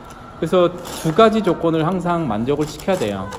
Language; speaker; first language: Korean; native; Korean